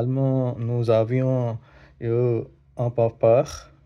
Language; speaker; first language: French; non-native, learner; Hindi